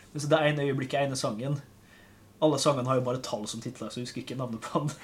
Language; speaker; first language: Norwegian; native; Norwegian